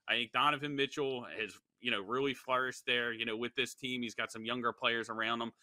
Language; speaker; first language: English; native; English